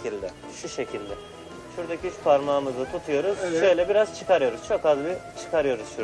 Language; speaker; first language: Turkish; native; Turkish